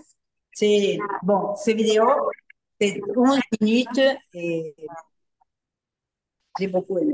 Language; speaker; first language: French; non-native, learner; Spanish